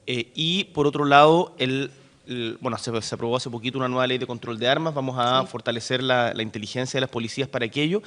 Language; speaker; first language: Spanish; native; Spanish